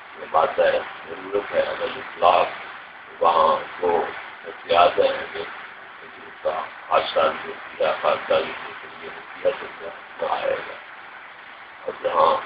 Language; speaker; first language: Urdu; non-native, local second language; Punjabi